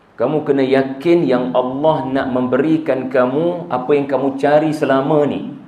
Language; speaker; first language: Malay; native; Malay